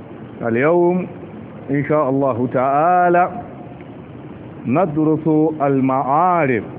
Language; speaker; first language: Arabic; non-native, fluent; Hausa